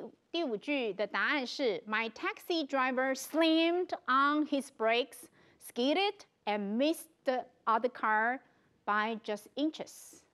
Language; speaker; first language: English; non-native, fluent; Chinese